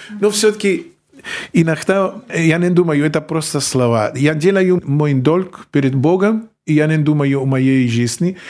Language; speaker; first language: Russian; non-native, fluent; Greek